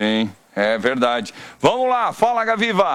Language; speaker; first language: Portuguese; native; Portuguese